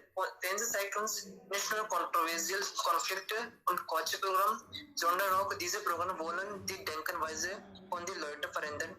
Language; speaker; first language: German; non-native, learner; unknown